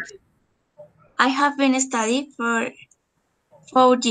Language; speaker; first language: English; non-native, learner; Spanish